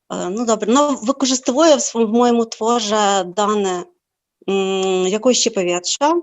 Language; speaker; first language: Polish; non-native, fluent; Ukrainian